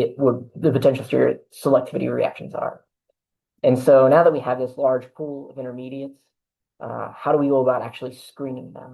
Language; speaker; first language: English; native; English